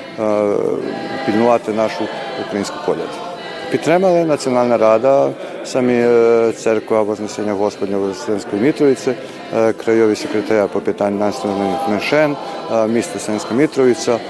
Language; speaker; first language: Ukrainian; early bilingual, heritage; Ukrainian